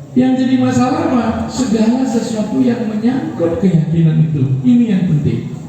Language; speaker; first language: Indonesian; non-native, local second language; Balinese